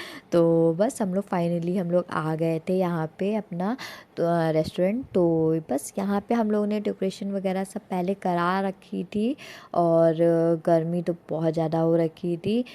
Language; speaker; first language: Hindi; native; Hindi